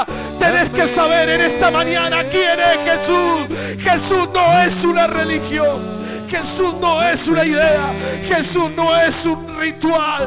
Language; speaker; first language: Spanish; native; Spanish